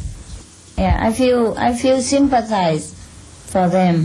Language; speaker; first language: English; non-native, fluent; Vietnamese